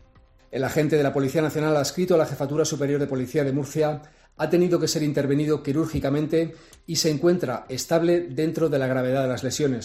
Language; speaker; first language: Spanish; native; Spanish